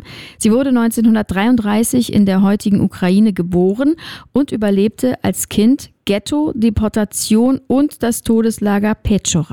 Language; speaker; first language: German; native; German